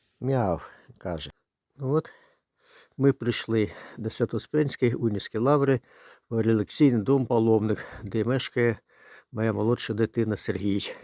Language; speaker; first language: Ukrainian; non-native, local second language; Russian